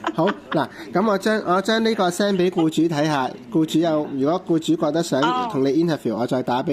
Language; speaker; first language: Cantonese; native; Cantonese